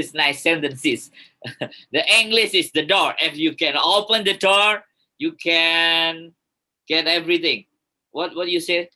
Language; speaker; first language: English; non-native, learner; Indonesian